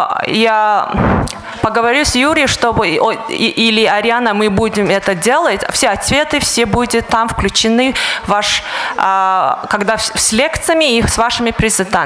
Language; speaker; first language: Russian; non-native, fluent; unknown